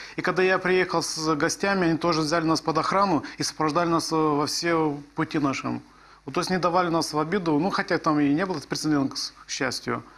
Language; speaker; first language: Russian; non-native, local second language; Gagauz